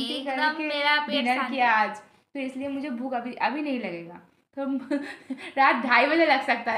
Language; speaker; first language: Hindi; non-native, local second language; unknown